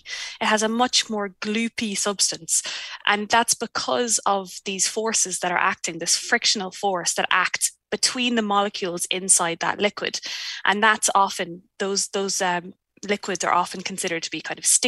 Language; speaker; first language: English; native; English